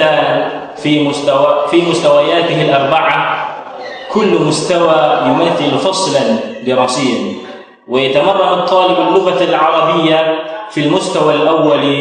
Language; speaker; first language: Arabic; non-native, fluent; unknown